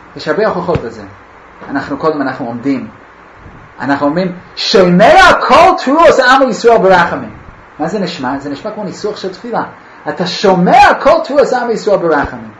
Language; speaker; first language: Hebrew; non-native, fluent; English